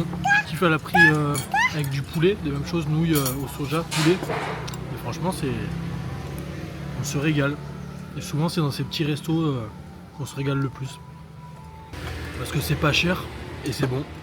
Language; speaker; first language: French; native; French